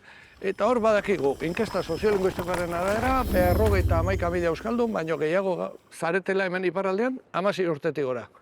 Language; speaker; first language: Basque; native; Basque